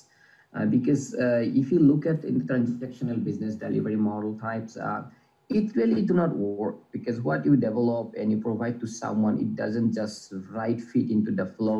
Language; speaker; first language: English; non-native, local second language; Assamese